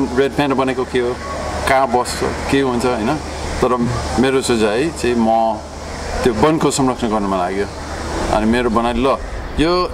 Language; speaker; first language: Nepali; non-native, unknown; English